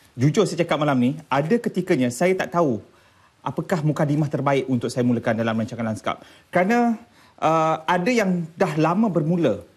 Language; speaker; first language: Malay; native; Malay